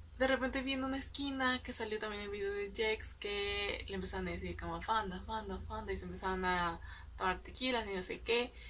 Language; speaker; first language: Spanish; native; Spanish